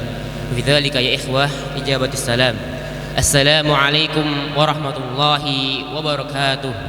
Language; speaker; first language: Arabic; non-native, learner; Indonesian